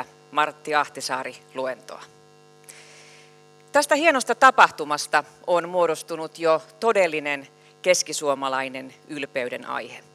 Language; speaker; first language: Finnish; native; Finnish